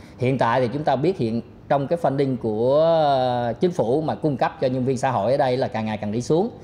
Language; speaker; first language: Vietnamese; native; Vietnamese